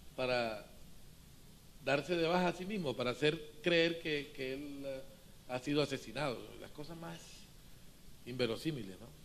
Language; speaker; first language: Spanish; native; Spanish